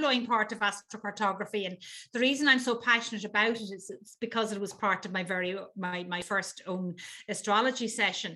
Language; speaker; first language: English; native; English